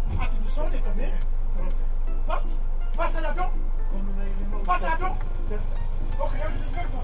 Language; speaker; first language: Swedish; non-native, learner; Ganda